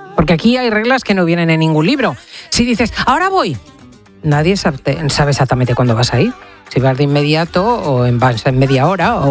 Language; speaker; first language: Spanish; native; Spanish